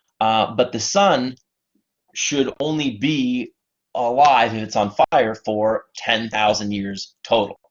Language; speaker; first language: English; native; English